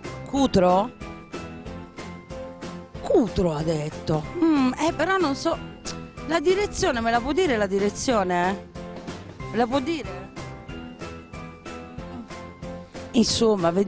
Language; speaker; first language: Italian; native; Italian